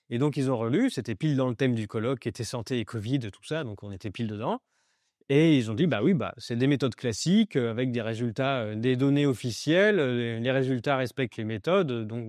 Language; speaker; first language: French; native; French